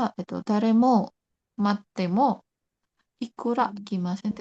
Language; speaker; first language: Japanese; non-native, learner; Indonesian